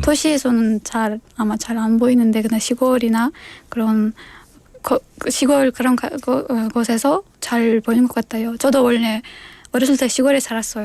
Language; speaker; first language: Korean; non-native, fluent; Kyrgyz